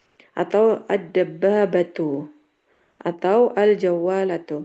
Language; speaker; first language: Indonesian; native; Indonesian